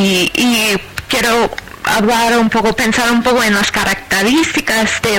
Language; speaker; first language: Spanish; non-native, fluent; English